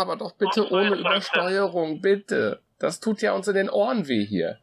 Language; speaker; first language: German; native; German